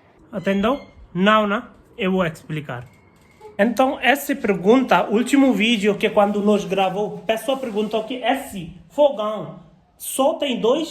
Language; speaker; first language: Portuguese; non-native, learner; Hindi